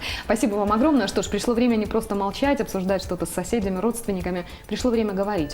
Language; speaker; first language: Russian; native; Russian